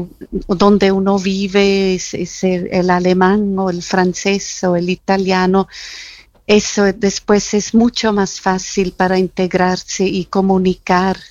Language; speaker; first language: Spanish; non-native, fluent; German